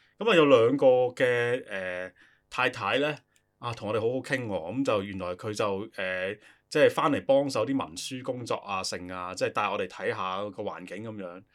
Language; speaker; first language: Cantonese; native; Cantonese